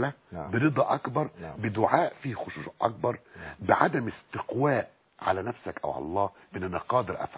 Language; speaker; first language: Arabic; native; Arabic